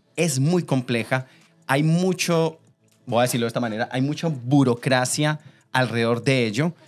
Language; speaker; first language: Spanish; native; Spanish